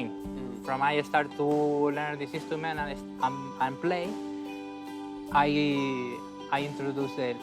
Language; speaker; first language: English; non-native, learner; Spanish